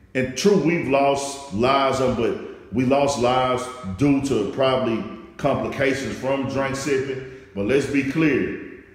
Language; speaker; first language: English; native; English